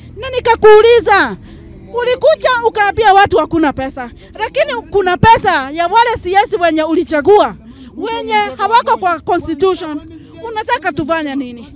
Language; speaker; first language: Swahili; non-native, local second language; Kikuyu